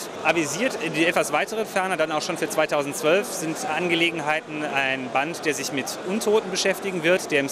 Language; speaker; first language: German; native; German